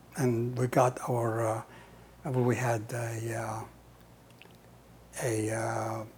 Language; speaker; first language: English; non-native, fluent; Hebrew